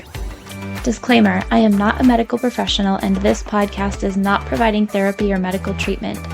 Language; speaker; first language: English; native; English